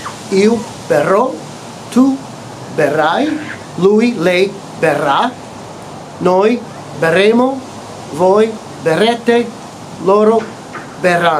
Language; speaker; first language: Italian; non-native, fluent; English